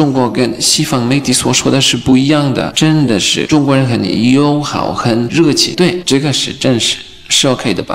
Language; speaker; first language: Chinese; non-native, fluent; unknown